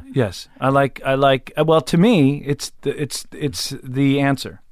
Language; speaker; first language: English; native; English